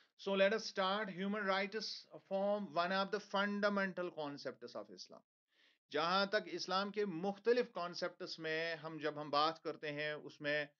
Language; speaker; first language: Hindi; non-native, local second language; Kashmiri